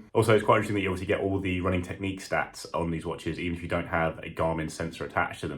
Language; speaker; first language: English; native; English